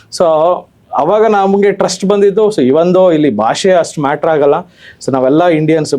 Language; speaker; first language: Kannada; native; Kannada